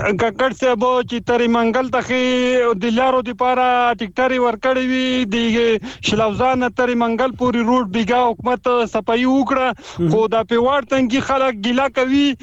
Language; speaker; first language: Pashto; native; Pashto